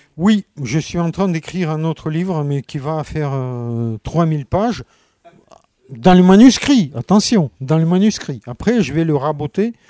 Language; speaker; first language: French; non-native, fluent; Russian